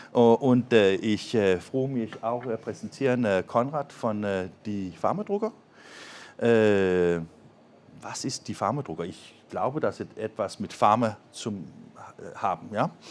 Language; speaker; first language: German; non-native, learner; Danish